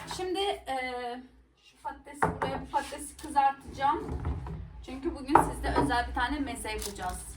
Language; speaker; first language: Turkish; non-native, local second language; Arabic